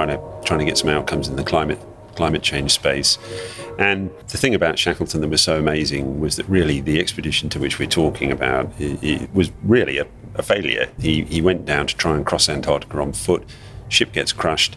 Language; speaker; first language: English; native; English